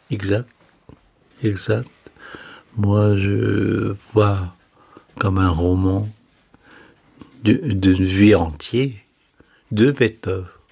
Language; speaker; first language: French; non-native, fluent; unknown